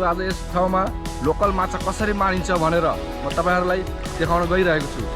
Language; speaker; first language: Nepali; non-native, local second language; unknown